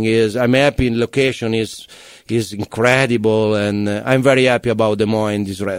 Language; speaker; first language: English; non-native, learner; Italian